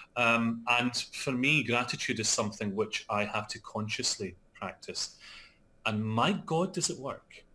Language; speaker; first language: English; native; English